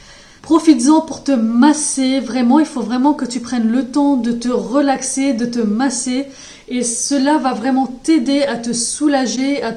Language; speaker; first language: French; native; French